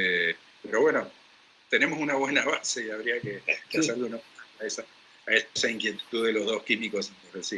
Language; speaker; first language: Spanish; native; Spanish